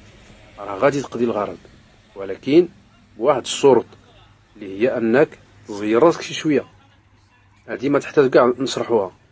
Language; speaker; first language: Arabic; native; Arabic